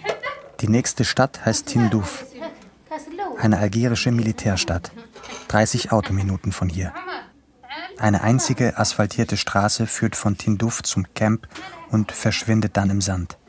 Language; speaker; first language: German; native; German